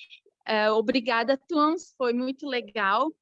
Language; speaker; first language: Portuguese; early bilingual, heritage; Portuguese